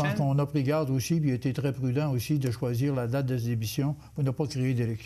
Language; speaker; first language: French; native; French